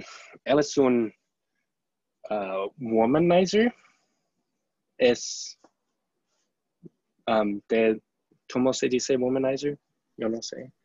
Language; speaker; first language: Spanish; non-native, learner; English